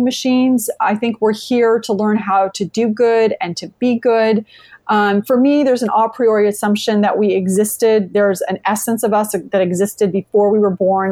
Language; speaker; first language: English; native; English